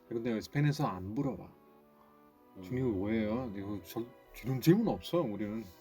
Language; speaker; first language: Korean; non-native, fluent; Spanish